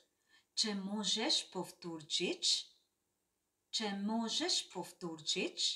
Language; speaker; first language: Polish; non-native, fluent; Sinhala